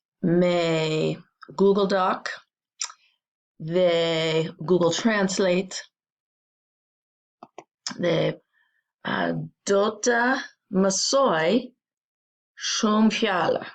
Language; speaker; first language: Albanian; non-native, learner; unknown